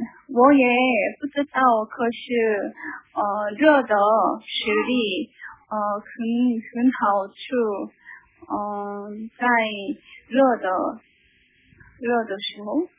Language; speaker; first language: Chinese; non-native, learner; Korean